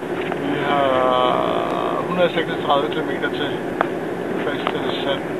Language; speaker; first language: Danish; native; Danish